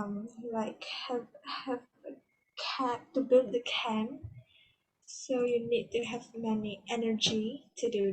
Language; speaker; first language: English; non-native, learner; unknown